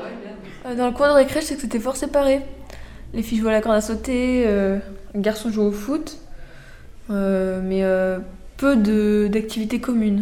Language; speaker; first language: French; native; French